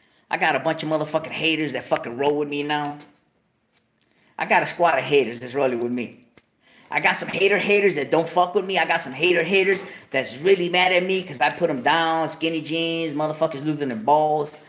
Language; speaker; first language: English; early bilingual, other home language; Spanish